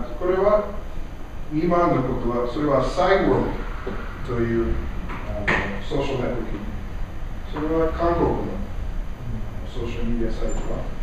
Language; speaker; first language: Japanese; non-native, learner; English